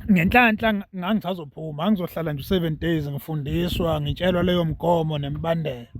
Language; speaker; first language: Zulu; native; Zulu